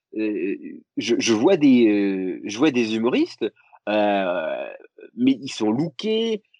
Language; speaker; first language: French; native; French